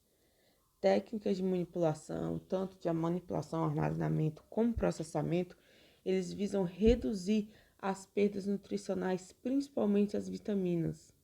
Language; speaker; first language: Portuguese; native; Portuguese